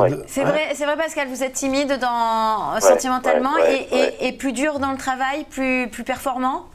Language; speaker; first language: French; native; French